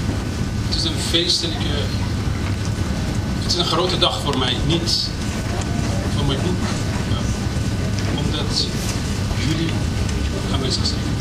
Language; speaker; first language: Dutch; non-native, fluent; Persian